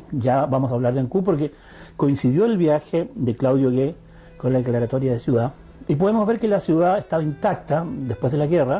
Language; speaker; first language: Spanish; native; Spanish